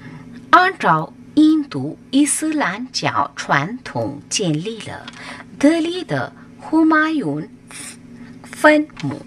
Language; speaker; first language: Chinese; non-native, fluent; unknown